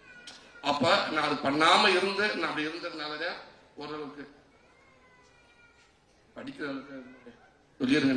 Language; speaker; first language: Tamil; native; Tamil